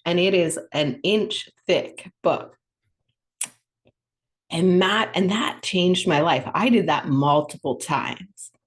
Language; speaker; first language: English; native; English